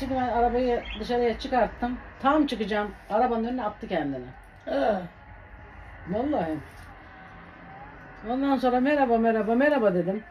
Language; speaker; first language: Turkish; native; Turkish